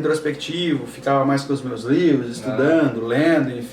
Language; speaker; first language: Portuguese; native; Portuguese